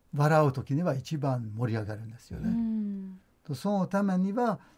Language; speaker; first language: Japanese; non-native, fluent; Hungarian